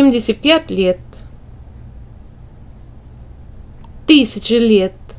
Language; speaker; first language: Russian; non-native, fluent; English